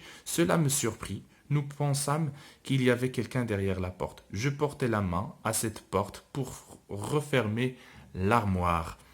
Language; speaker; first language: French; non-native, local second language; Arabic